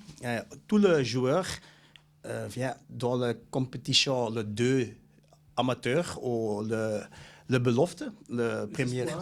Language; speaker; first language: French; non-native, local second language; Dutch